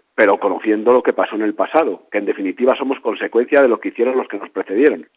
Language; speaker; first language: Spanish; native; Spanish